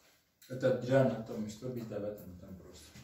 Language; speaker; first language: Russian; non-native, learner; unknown